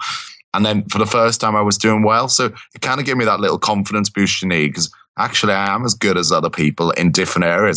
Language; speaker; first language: English; native; English